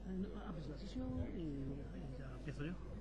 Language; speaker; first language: Spanish; native; Spanish